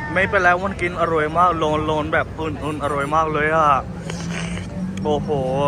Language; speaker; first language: Thai; non-native, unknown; Punjabi